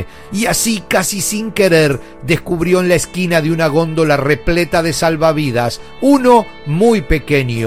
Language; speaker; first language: Spanish; native; Spanish